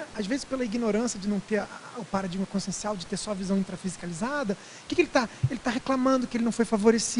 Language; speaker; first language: Portuguese; native; Portuguese